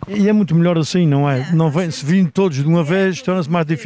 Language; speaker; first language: Portuguese; native; Portuguese